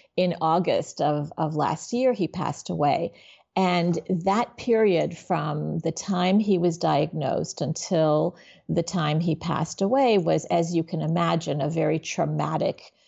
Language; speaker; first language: English; native; English